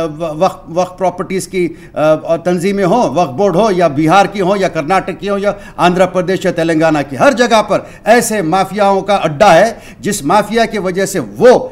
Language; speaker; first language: Urdu; native; Urdu